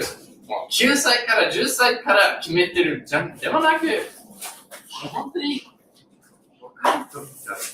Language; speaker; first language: Japanese; non-native, learner; English